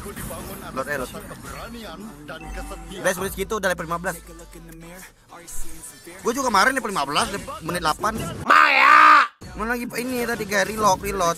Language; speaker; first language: Indonesian; native; Indonesian